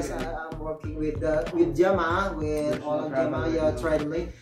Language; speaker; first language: English; non-native, learner; Indonesian